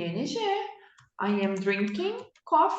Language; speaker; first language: English; non-native, fluent; Portuguese